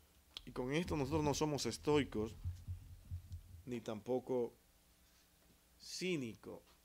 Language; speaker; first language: Spanish; native; Spanish